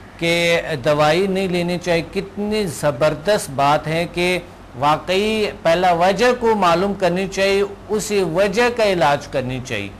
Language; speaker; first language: Urdu; non-native, local second language; Pashto